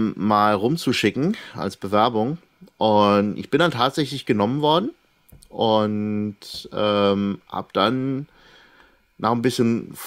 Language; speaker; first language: German; native; German